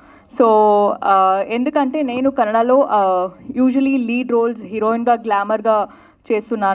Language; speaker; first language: Telugu; non-native, learner; Kannada